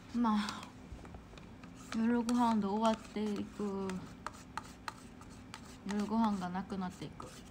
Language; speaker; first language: Japanese; non-native, fluent; Korean